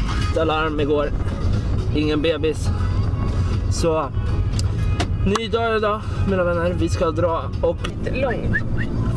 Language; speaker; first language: Swedish; native; Swedish